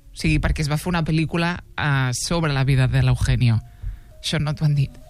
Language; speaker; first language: Catalan; native; Catalan